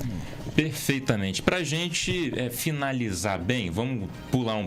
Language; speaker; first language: Portuguese; native; Portuguese